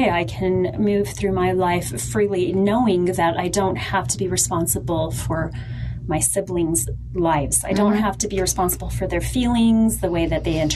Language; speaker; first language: English; native; English